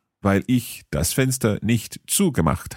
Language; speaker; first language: German; non-native, fluent; English